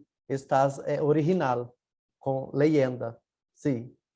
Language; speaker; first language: Spanish; non-native, learner; Portuguese